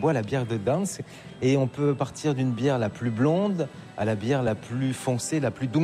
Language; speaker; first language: French; native; French